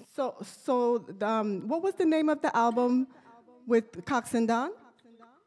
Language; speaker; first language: English; native; English